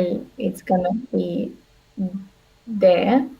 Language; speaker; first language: English; non-native, learner; Russian